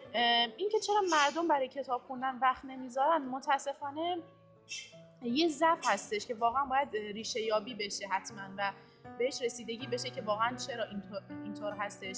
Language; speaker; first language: Persian; native; Persian